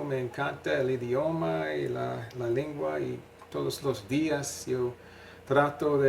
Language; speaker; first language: Spanish; non-native, learner; English